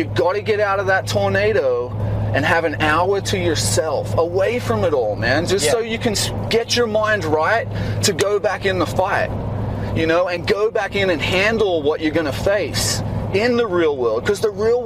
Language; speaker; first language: English; native; English